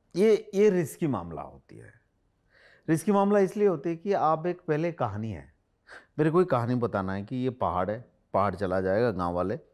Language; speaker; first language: Hindi; non-native, local second language; Odia